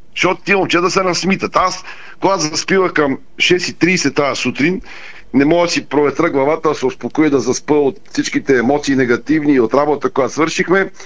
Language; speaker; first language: Bulgarian; native; Bulgarian